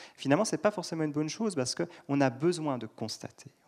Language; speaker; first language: French; native; French